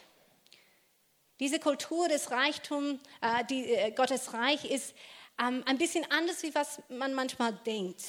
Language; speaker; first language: German; non-native, fluent; English